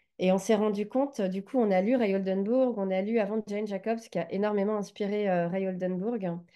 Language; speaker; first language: French; native; French